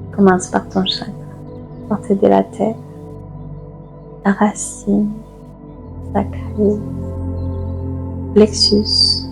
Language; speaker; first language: French; native; French